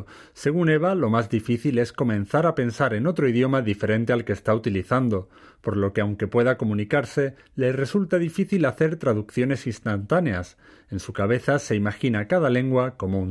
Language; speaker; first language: Spanish; native; Spanish